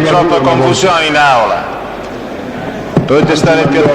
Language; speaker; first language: Italian; native; Italian